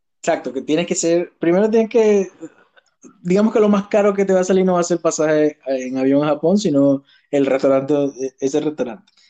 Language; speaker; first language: Spanish; native; Spanish